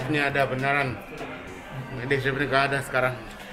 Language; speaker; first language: Indonesian; non-native, fluent; Japanese